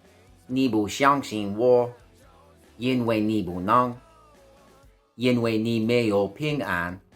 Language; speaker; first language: Chinese; non-native, learner; English